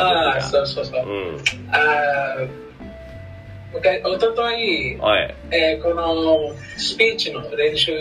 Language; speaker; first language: Japanese; non-native, learner; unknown